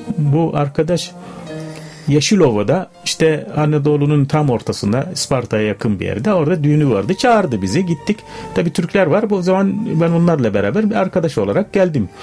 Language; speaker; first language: Turkish; non-native, fluent; Arabic